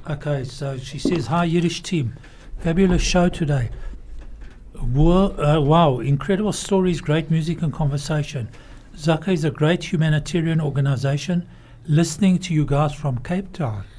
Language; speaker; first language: English; native; English